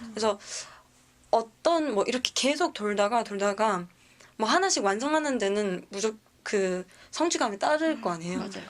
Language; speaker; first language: Korean; native; Korean